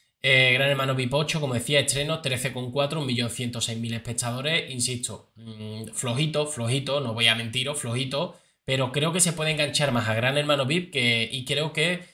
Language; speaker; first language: Spanish; native; Spanish